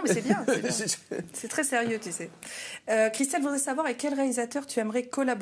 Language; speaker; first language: French; native; French